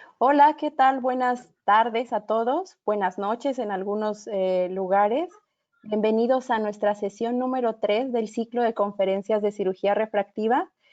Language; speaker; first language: Spanish; native; Spanish